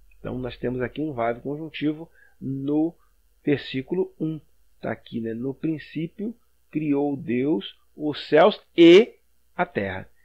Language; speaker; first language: Portuguese; native; Portuguese